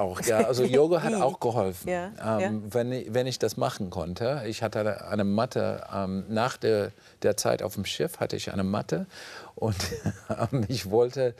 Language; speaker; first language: German; non-native, fluent; English